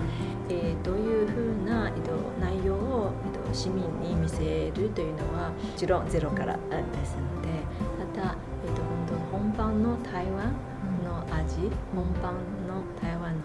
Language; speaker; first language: Japanese; non-native, fluent; Chinese